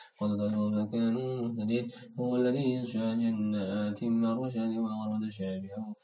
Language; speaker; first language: Arabic; non-native, learner; Indonesian